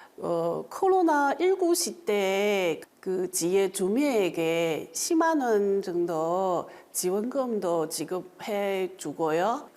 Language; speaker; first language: Korean; non-native, fluent; Chinese